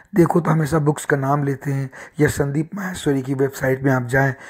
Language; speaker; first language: Hindi; native; Hindi